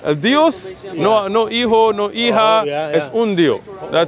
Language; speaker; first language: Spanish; non-native, learner; English